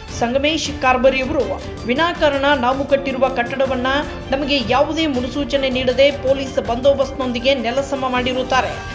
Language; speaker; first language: Kannada; native; Kannada